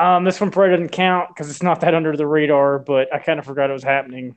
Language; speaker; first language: English; native; English